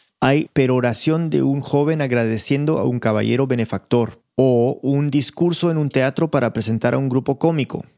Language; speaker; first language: Spanish; early bilingual, heritage; Spanish